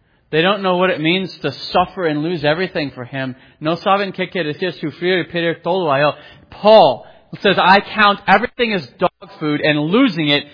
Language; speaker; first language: English; native; English